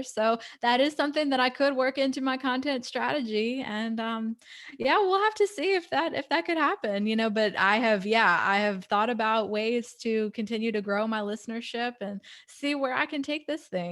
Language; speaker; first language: English; native; English